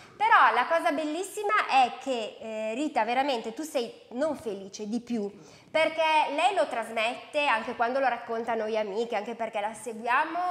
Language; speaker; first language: Italian; native; Italian